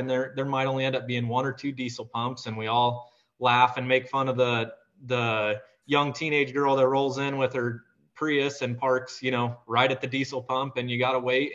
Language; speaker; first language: English; native; English